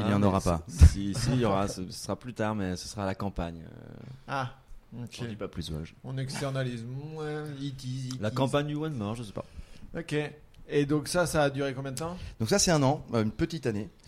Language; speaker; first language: French; native; French